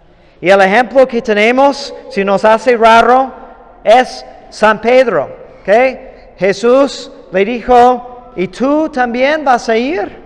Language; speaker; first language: Spanish; non-native, fluent; English